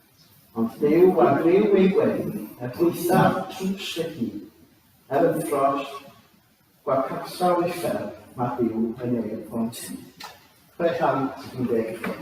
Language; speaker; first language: Welsh; native; Welsh